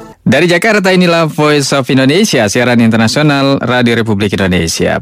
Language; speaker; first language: Indonesian; native; Indonesian